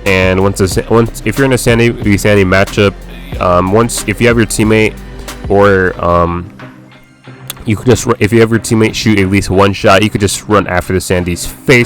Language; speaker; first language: English; native; English